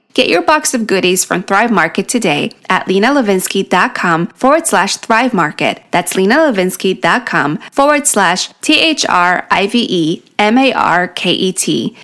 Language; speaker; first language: English; non-native, fluent; Polish